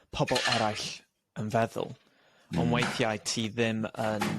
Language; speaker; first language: Welsh; non-native, local second language; English